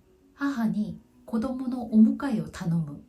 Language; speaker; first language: Japanese; non-native, fluent; Korean